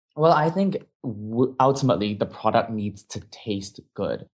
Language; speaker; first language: English; non-native, local second language; Cantonese